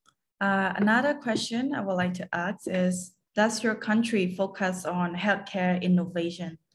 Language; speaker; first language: English; non-native, fluent; Khmer